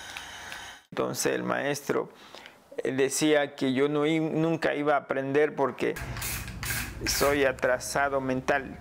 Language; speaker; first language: Spanish; non-native, local second language; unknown